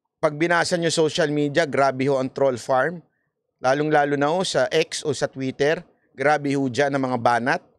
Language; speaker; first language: Filipino; native; Filipino